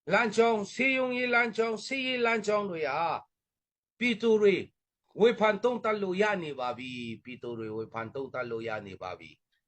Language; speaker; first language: Burmese; non-native, local second language; Hakha Chin